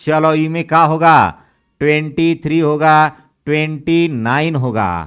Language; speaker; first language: Hindi; non-native, local second language; Marathi